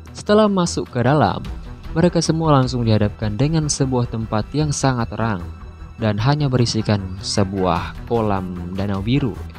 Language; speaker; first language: Indonesian; native; Indonesian